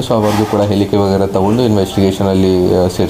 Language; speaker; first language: Kannada; non-native, fluent; Hindi